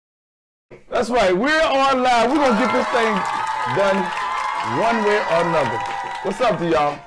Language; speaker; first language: English; native; English